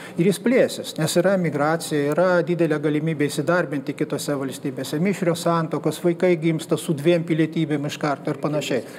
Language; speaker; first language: Lithuanian; native; Lithuanian